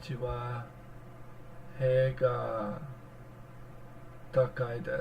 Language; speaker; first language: Japanese; non-native, learner; English